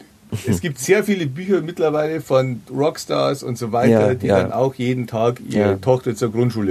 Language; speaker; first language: German; native; German